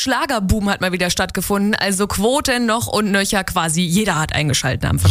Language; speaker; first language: German; native; German